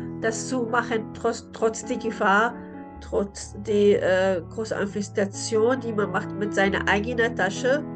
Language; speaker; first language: German; non-native, learner; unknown